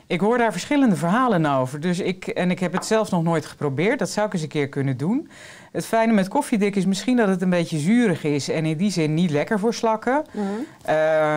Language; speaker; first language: Dutch; native; Dutch